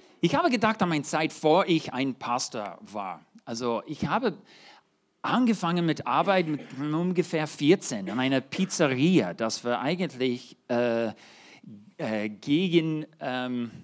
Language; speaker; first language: German; non-native, fluent; English